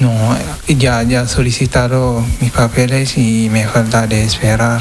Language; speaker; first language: Spanish; non-native, learner; Wolof